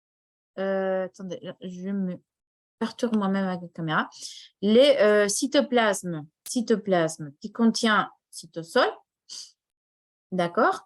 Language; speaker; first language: French; non-native, fluent; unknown